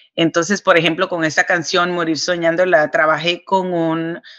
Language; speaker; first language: Spanish; early bilingual, heritage; Spanish